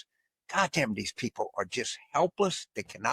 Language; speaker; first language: English; native; English